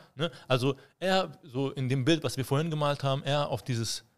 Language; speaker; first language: German; native; German